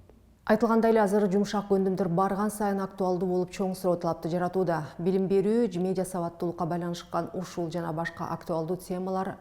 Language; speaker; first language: Kyrgyz; native; Kyrgyz